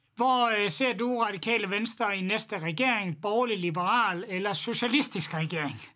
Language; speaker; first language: Danish; native; Danish